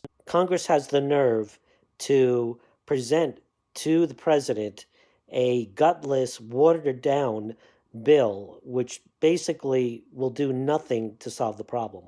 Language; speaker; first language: English; native; English